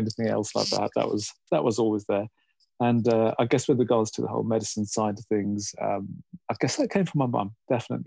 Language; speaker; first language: English; native; English